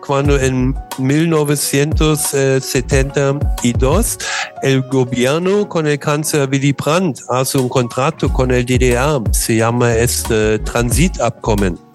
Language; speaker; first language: Spanish; non-native, learner; German